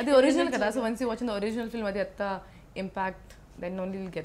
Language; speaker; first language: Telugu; non-native, learner; Malayalam